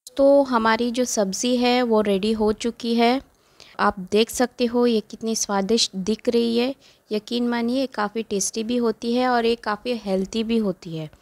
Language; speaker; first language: Hindi; non-native, local second language; Konkani